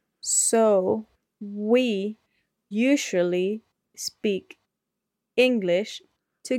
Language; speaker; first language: English; non-native, learner; Spanish